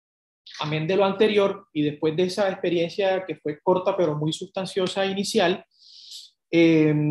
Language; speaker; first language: Spanish; native; Spanish